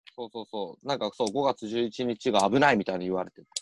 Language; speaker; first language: Japanese; native; Japanese